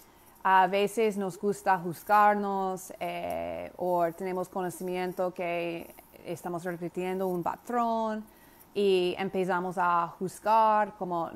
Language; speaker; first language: Spanish; non-native, fluent; English